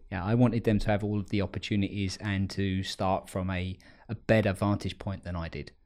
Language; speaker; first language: English; native; English